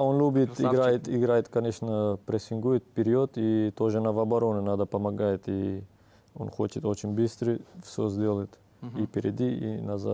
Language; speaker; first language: Russian; non-native, learner; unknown